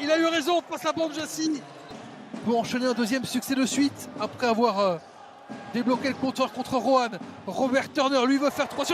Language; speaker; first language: French; native; French